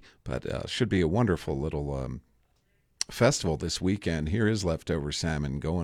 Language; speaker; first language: English; native; English